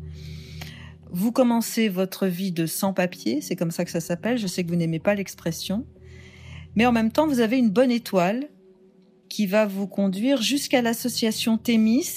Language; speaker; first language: French; native; French